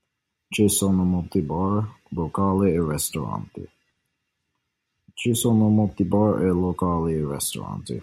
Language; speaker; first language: Italian; non-native, learner; English